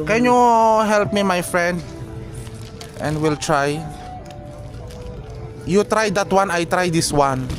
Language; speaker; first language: English; non-native, local second language; Filipino